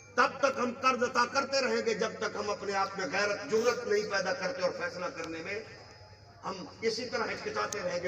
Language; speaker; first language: Urdu; non-native, local second language; Punjabi